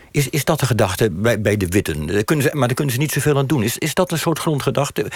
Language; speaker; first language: Dutch; native; Dutch